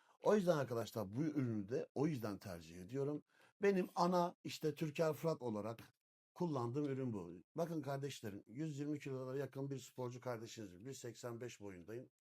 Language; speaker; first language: Turkish; native; Turkish